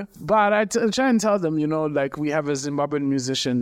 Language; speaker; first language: English; non-native, local second language; Xhosa